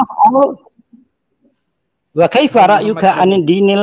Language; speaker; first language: Arabic; non-native, learner; Indonesian